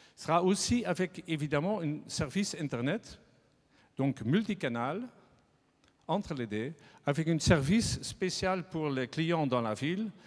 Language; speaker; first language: French; non-native, fluent; Dutch